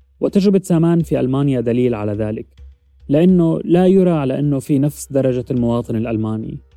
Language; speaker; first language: Arabic; native; Arabic